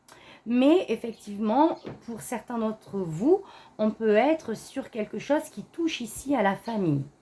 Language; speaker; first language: French; native; French